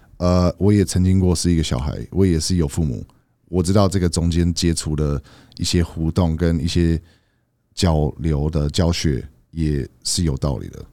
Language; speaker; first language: Chinese; native; Chinese